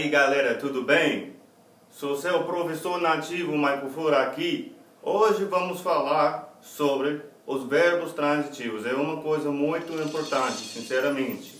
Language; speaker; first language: Portuguese; non-native, fluent; English